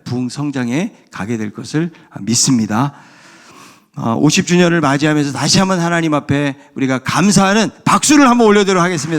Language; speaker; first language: Korean; native; Korean